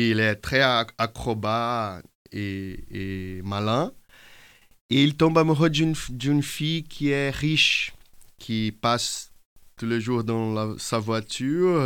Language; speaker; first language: French; non-native, fluent; Portuguese